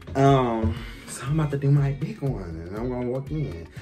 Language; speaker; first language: English; native; English